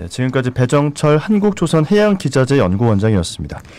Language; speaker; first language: Korean; native; Korean